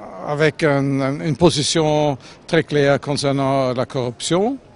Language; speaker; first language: French; non-native, fluent; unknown